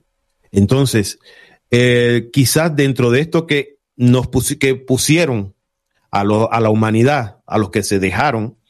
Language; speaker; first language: Spanish; native; Spanish